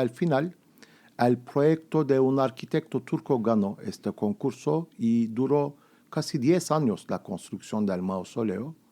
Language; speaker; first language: Spanish; non-native, fluent; Turkish